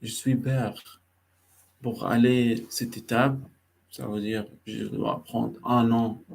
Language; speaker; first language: French; non-native, learner; Arabic